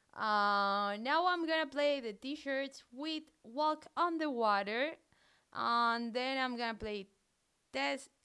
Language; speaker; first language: English; non-native, fluent; Spanish